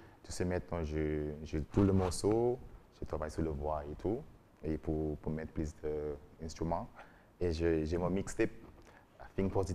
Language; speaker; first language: French; non-native, learner; English